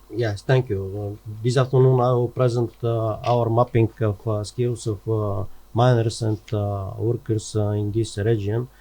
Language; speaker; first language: English; non-native, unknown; Bulgarian